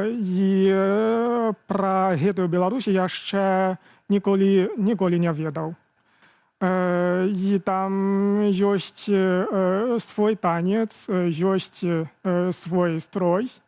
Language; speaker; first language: Belarusian; non-native, fluent; Chinese